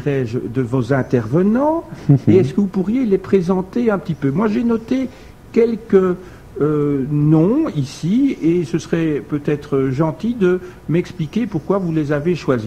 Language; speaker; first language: French; native; French